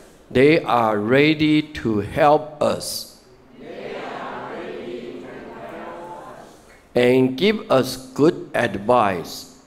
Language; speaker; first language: English; non-native, fluent; Chinese